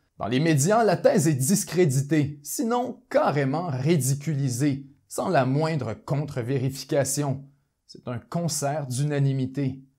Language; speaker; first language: French; native; French